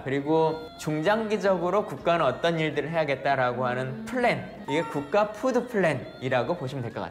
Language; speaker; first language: Korean; native; Korean